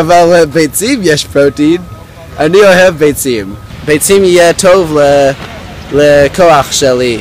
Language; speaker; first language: Hebrew; non-native, learner; English